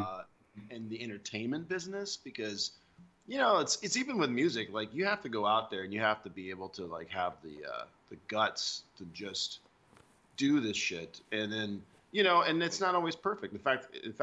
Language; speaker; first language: English; native; English